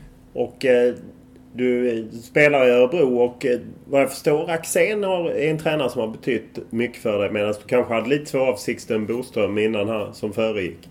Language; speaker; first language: Swedish; native; Swedish